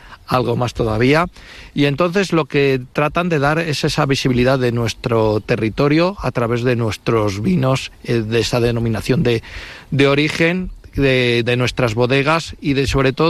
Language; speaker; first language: Spanish; native; Spanish